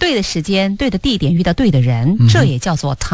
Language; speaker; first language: Chinese; native; Chinese